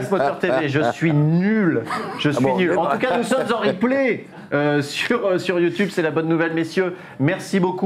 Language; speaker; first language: French; native; French